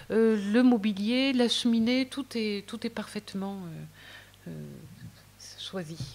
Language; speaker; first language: French; native; French